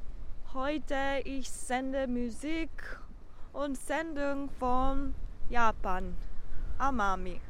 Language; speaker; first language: German; non-native, learner; Japanese